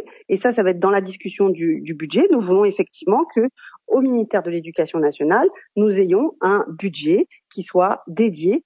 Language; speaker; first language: French; native; French